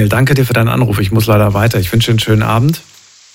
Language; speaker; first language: German; native; German